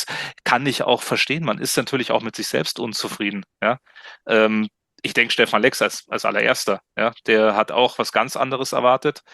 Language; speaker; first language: German; native; German